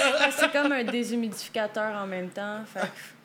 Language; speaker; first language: French; native; French